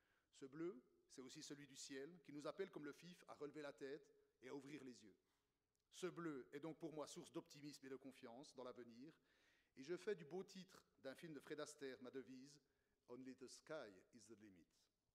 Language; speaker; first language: French; native; French